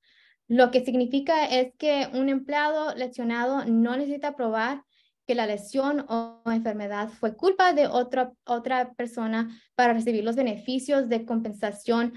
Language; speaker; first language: Spanish; early bilingual, heritage; Spanish